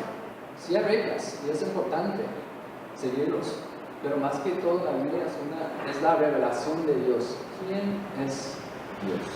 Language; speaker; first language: Spanish; non-native, fluent; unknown